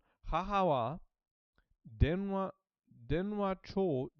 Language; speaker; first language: Japanese; non-native, learner; English